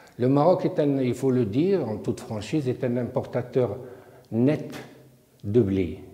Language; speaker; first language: French; non-native, local second language; Arabic